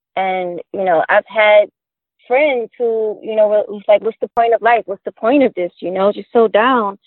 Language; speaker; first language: English; native; English